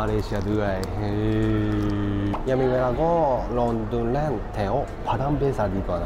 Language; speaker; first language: Thai; non-native, learner; Japanese